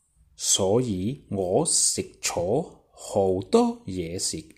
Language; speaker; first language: Cantonese; non-native, learner; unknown